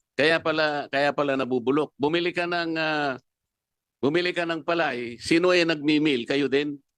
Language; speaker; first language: Filipino; non-native, local second language; Pampanga